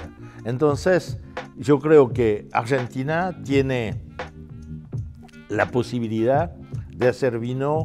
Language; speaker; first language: Spanish; non-native, fluent; French